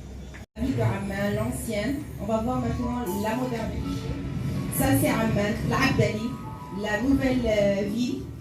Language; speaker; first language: French; non-native, learner; Arabic